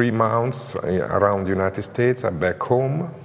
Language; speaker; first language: English; non-native, learner; Italian